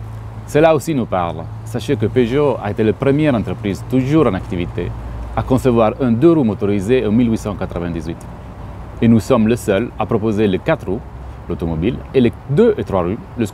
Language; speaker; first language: French; native; French